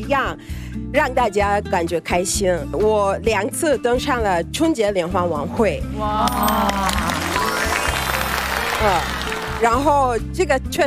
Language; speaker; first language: Chinese; non-native, fluent; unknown